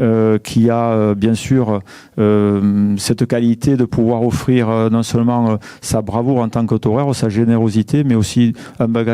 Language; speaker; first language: French; native; French